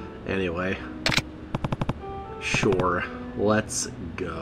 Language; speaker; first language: English; native; English